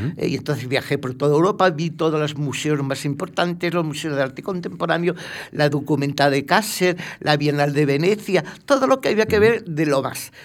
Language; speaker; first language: Spanish; native; Spanish